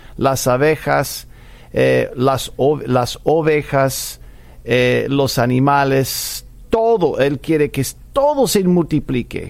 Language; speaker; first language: Spanish; non-native, fluent; English